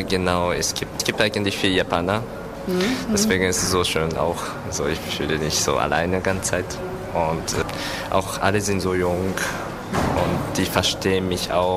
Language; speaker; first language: German; non-native, learner; Japanese